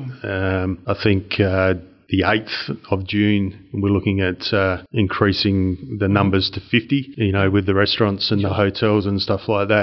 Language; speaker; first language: English; native; English